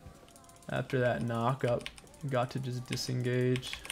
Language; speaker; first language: English; native; English